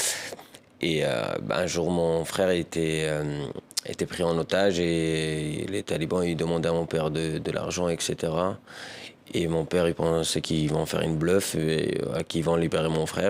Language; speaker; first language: French; early bilingual, other home language; Persian